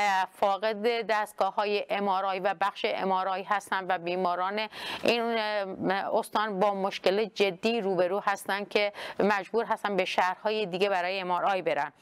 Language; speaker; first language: Persian; non-native, local second language; Kurdish